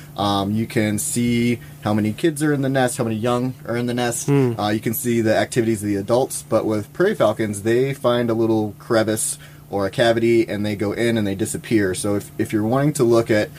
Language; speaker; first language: English; native; English